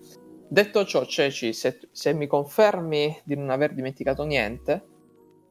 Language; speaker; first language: Italian; native; Italian